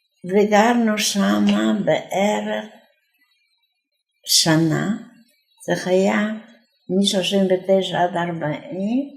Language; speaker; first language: Hebrew; non-native, fluent; Yiddish